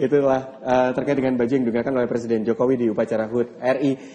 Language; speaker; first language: Indonesian; native; Indonesian